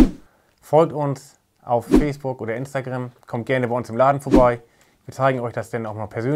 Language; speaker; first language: German; native; German